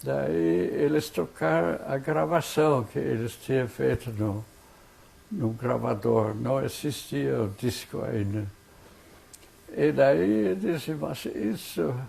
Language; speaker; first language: Portuguese; non-native, fluent; German